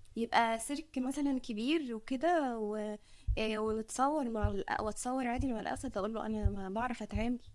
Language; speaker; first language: Egyptian Arabic; early bilingual, heritage; Arabic